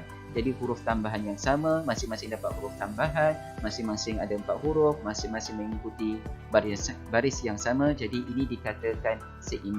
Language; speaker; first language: Malay; native; Malay